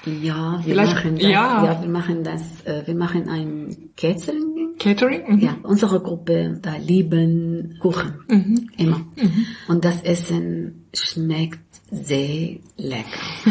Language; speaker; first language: German; non-native, learner; Arabic